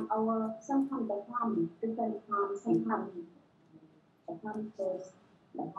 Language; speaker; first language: English; non-native, learner; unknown